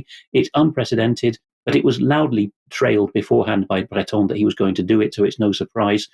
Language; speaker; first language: English; non-native, fluent; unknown